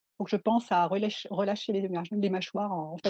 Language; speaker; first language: French; native; French